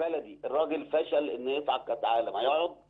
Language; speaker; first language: Arabic; native; Arabic